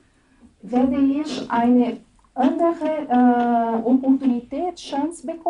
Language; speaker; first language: German; non-native, fluent; Portuguese